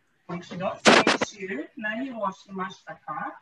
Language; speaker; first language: Japanese; non-native, fluent; Filipino